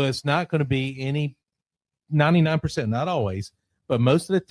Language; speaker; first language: English; native; English